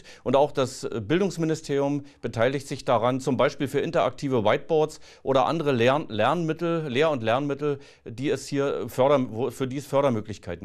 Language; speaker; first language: German; native; German